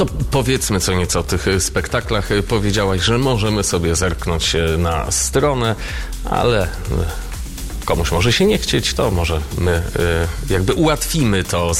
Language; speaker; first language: Polish; native; Polish